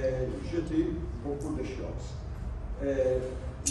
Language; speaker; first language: French; non-native, learner; Italian